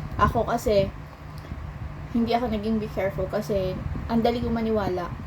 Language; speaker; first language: Filipino; native; Filipino